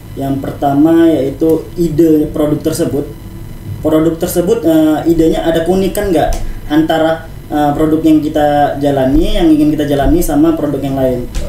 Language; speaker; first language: Indonesian; native; Indonesian